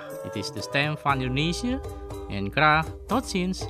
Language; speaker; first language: Dutch; non-native, fluent; Indonesian